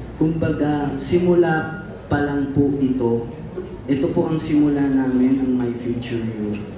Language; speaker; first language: Filipino; native; Filipino